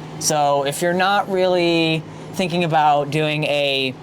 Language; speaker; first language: English; native; English